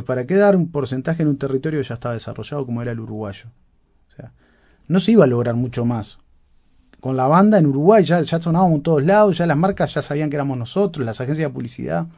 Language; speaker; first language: Spanish; native; Spanish